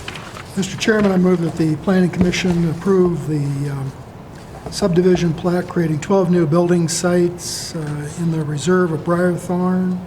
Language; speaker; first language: English; native; English